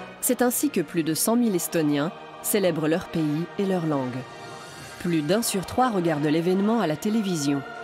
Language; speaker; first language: French; native; French